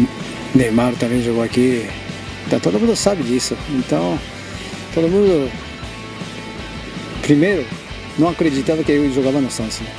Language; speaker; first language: Portuguese; non-native, fluent; Japanese